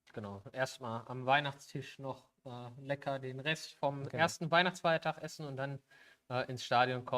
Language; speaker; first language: German; native; German